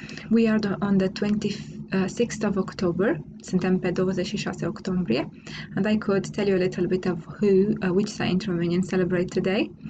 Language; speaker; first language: English; non-native, fluent; Romanian